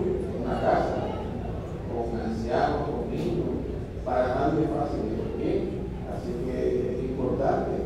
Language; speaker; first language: Spanish; native; Spanish